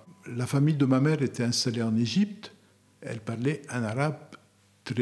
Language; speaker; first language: French; non-native, local second language; Arabic